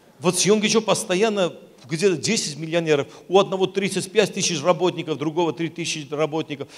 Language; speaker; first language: Russian; non-native, local second language; Armenian